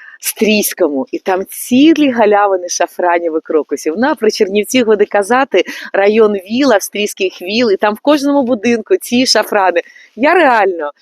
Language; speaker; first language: Ukrainian; native; Ukrainian